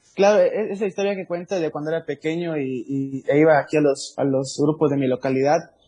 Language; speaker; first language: Spanish; native; Spanish